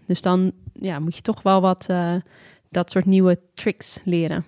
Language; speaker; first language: Dutch; native; Dutch